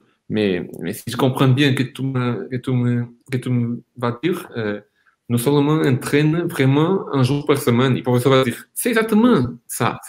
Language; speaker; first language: French; non-native, fluent; Portuguese